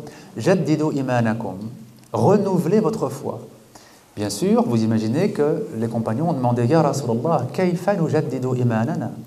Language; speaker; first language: French; native; French